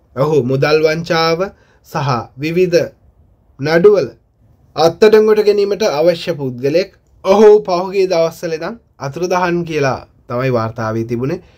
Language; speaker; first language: Sinhala; non-native, local second language; Tamil